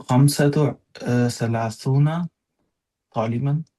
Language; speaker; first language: Arabic; non-native, learner; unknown